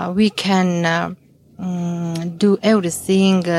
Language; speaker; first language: English; non-native, learner; Mingrelian